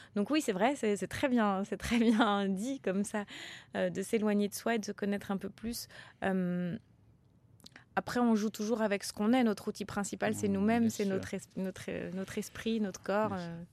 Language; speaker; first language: French; early bilingual, other home language; Turkish